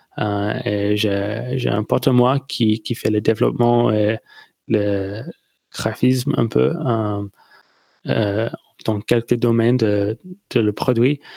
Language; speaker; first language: French; non-native, learner; English